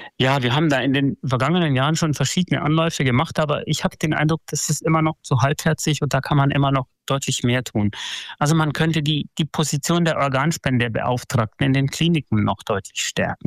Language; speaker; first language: German; native; German